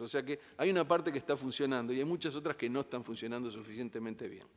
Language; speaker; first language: Spanish; native; Spanish